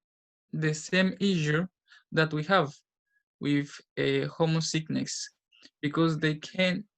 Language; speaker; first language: English; non-native, learner; Spanish